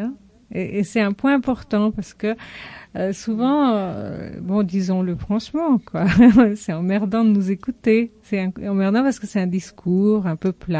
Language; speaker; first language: French; native; French